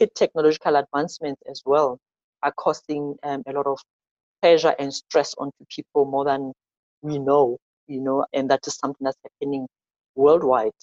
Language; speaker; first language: English; non-native, local second language; Zulu